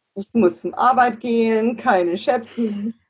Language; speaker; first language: German; non-native, fluent; English